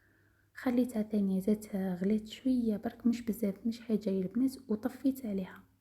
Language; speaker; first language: Arabic; native; Arabic